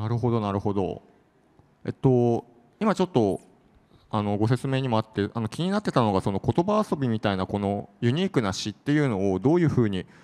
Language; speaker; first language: Japanese; native; Japanese